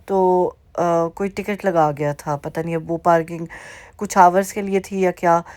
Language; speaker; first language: Urdu; native; Urdu